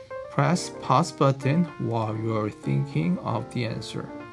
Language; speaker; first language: English; non-native, fluent; Korean